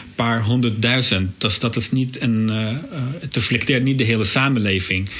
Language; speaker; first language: Dutch; non-native, fluent; Arabic